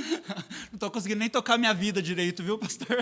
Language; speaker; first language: Portuguese; native; Portuguese